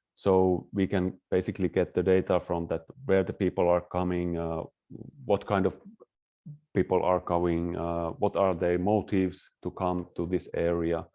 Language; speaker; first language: English; non-native, fluent; Finnish